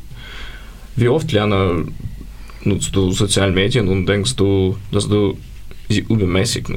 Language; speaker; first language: German; non-native, learner; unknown